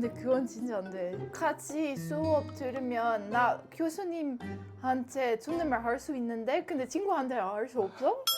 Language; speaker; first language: Korean; non-native, learner; Dutch